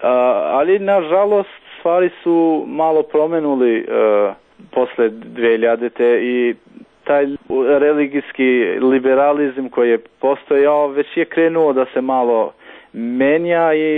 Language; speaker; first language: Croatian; non-native, local second language; Albanian